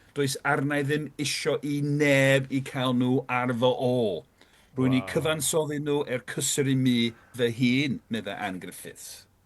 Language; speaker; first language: Welsh; non-native, fluent; English